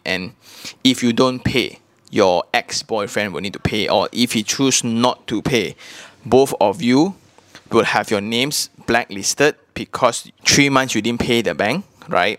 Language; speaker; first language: English; non-native, local second language; Chinese